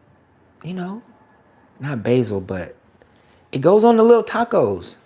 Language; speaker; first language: English; native; English